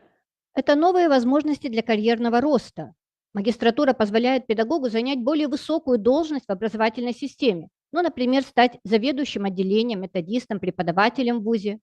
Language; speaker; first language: Russian; native; Russian